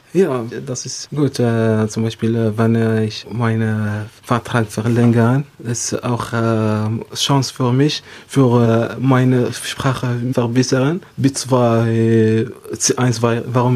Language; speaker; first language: German; non-native, learner; Arabic